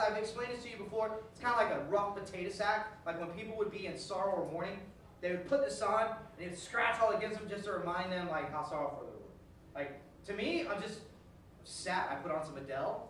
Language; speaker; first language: English; native; English